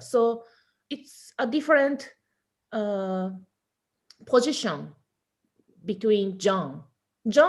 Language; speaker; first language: English; non-native, learner; Japanese